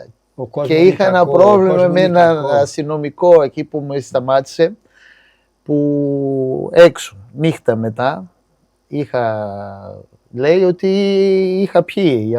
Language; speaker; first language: Greek; non-native, fluent; Portuguese